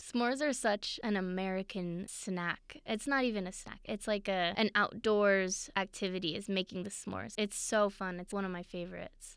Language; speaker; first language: English; native; English